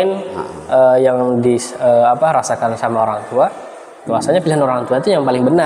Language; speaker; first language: Indonesian; native; Indonesian